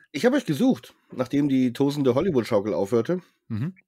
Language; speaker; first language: German; native; German